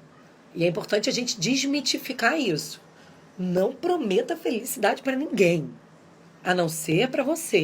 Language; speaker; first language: Portuguese; native; Portuguese